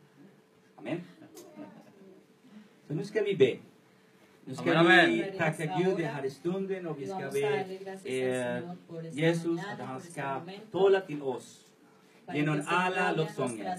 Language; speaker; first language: Swedish; non-native, fluent; Spanish